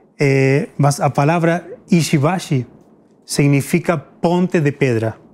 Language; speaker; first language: Portuguese; non-native, fluent; Spanish